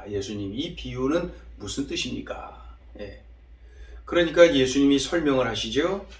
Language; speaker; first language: Korean; native; Korean